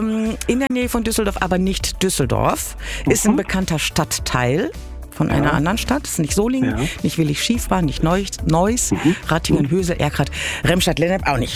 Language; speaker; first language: German; native; German